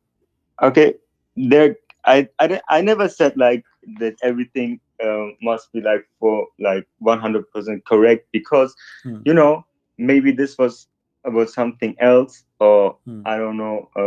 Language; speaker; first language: English; non-native, fluent; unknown